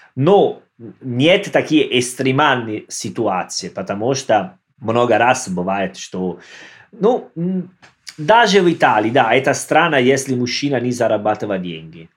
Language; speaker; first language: Russian; non-native, learner; Italian